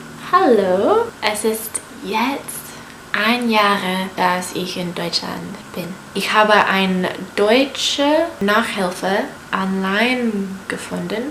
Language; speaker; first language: German; non-native, learner; English